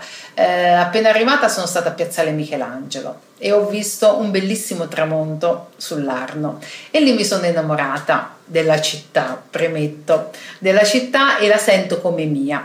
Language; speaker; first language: Italian; native; Italian